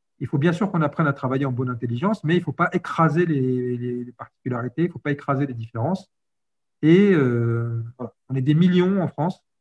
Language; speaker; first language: French; early bilingual, other home language; Arabic